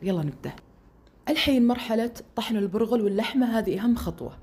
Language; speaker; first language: Arabic; native; Arabic